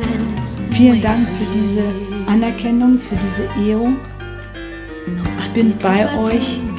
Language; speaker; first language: German; non-native, fluent; Haitian Creole